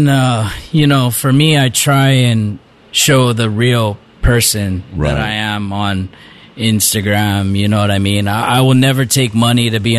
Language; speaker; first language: English; native; English